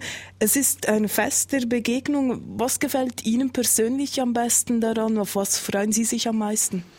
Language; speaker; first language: German; native; German